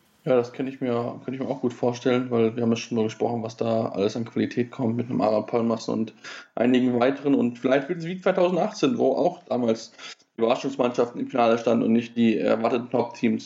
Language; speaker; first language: German; native; German